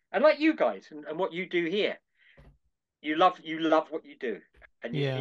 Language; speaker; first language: English; native; English